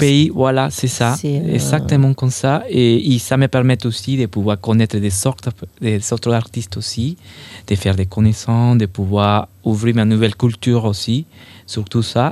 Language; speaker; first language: French; non-native, fluent; Spanish